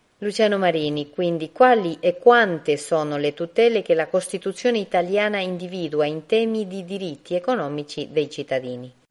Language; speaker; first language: Italian; non-native, fluent; Spanish